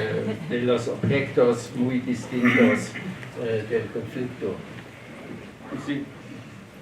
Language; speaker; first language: Spanish; non-native, learner; German